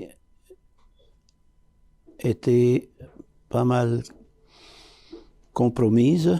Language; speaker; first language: French; early bilingual, other home language; Arabic